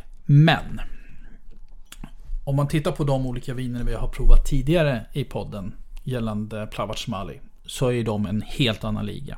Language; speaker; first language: Swedish; native; Swedish